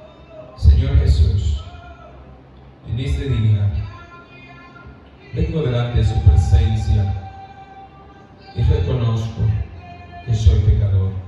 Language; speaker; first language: Spanish; native; Spanish